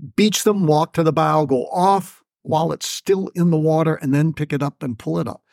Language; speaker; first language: English; native; English